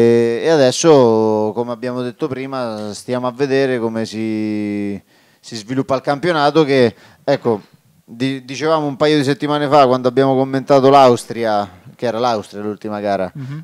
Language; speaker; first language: Italian; native; Italian